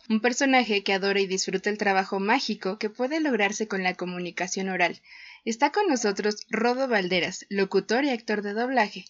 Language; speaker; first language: Spanish; native; Spanish